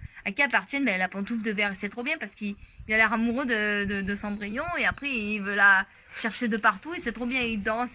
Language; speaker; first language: French; native; French